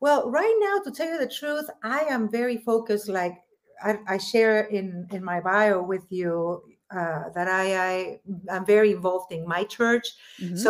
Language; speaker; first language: English; non-native, fluent; Spanish